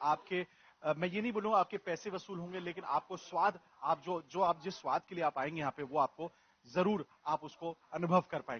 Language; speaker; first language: Hindi; native; Hindi